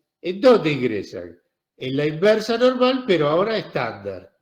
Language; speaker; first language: Spanish; native; Spanish